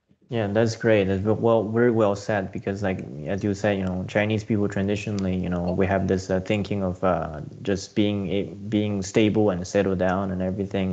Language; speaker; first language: English; non-native, fluent; Chinese